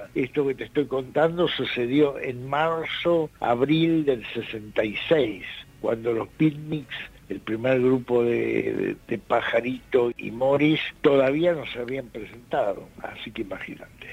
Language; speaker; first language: Spanish; native; Spanish